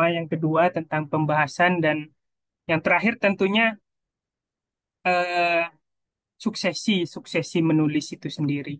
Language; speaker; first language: Indonesian; native; Indonesian